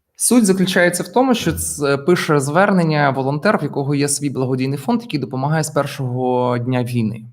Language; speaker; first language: Ukrainian; non-native, local second language; Russian